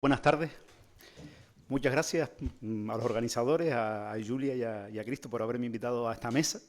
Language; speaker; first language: Spanish; native; Spanish